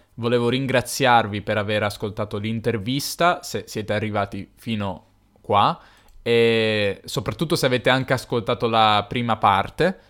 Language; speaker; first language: Italian; native; Italian